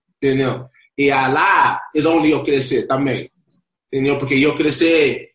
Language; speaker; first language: Portuguese; non-native, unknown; Spanish